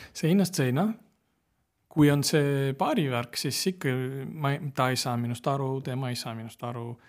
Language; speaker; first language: Estonian; non-native, local second language; Russian